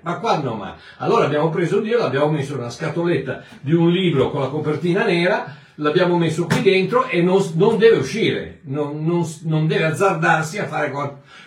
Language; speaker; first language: Italian; native; Italian